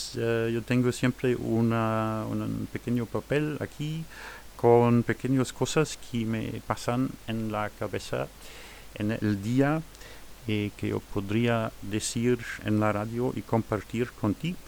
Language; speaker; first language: Spanish; non-native, fluent; German